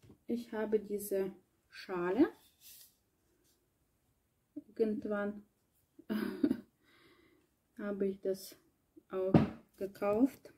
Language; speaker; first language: German; non-native, learner; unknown